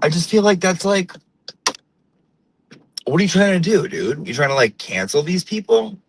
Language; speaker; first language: English; native; English